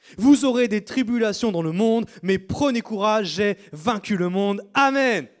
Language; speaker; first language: French; native; French